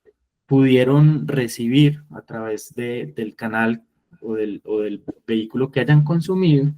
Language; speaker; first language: Spanish; native; Spanish